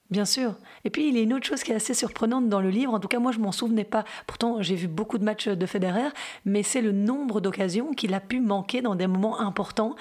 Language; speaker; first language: French; native; French